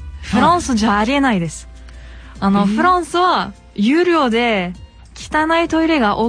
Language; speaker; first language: Japanese; non-native, fluent; French